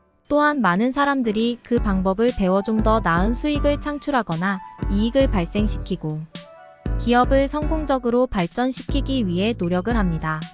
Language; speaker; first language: Korean; native; Korean